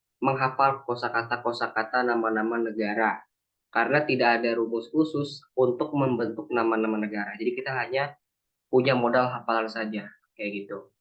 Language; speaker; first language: Indonesian; native; Indonesian